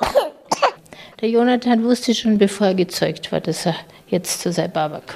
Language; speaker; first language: German; native; German